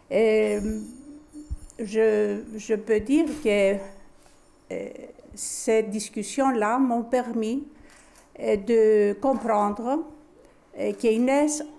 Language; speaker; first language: French; non-native, fluent; Greek